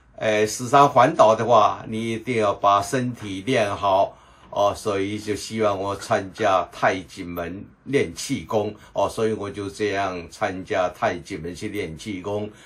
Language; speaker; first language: Chinese; non-native, local second language; Min Nan Chinese